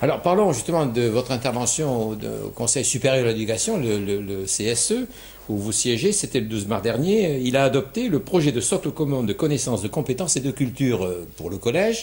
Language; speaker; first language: French; native; French